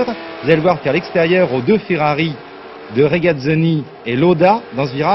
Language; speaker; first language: French; native; French